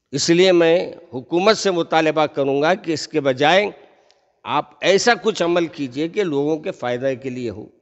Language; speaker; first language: Hindi; non-native, local second language; Urdu